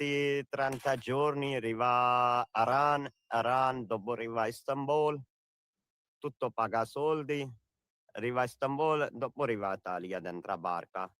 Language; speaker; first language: Italian; non-native, learner; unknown